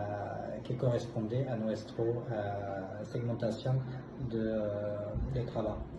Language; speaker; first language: Spanish; non-native, fluent; French